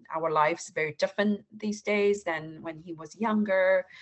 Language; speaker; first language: English; non-native, fluent; Chinese